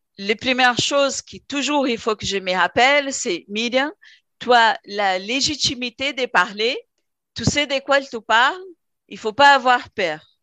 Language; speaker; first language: French; non-native, fluent; Portuguese